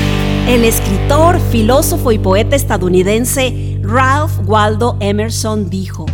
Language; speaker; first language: Spanish; native; Spanish